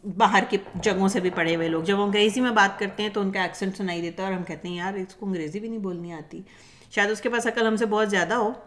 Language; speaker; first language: Urdu; native; Urdu